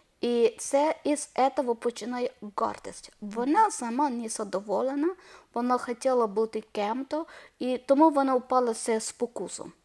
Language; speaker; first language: Ukrainian; non-native, learner; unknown